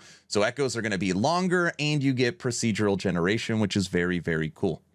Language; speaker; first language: English; native; English